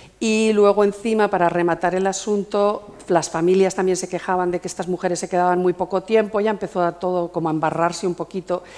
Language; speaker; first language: Spanish; native; Spanish